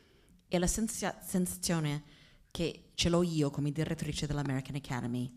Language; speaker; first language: Italian; non-native, fluent; English